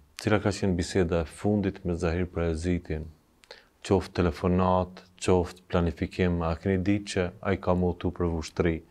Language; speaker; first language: Albanian; native; Albanian